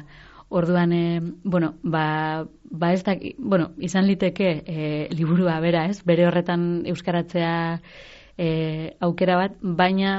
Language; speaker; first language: Basque; native; Basque